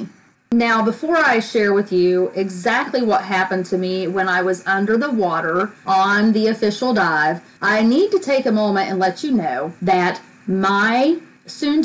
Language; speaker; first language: English; native; English